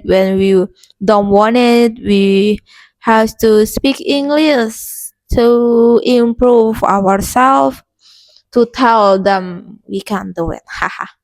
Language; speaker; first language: English; non-native, learner; Indonesian